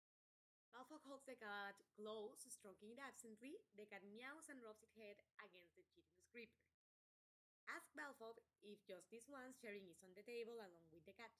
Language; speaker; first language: English; non-native, fluent; Spanish